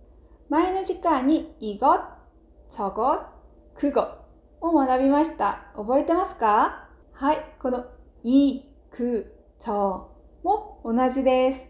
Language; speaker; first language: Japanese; non-native, fluent; Korean